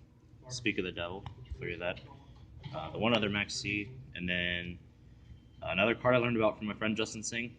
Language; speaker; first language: English; native; English